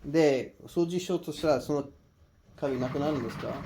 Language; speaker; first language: Japanese; non-native, fluent; English